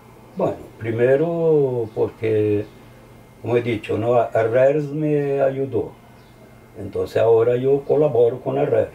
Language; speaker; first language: Spanish; early bilingual, heritage; Spanish